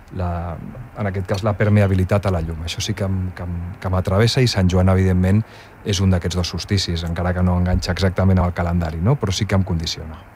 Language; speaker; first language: Catalan; native; Catalan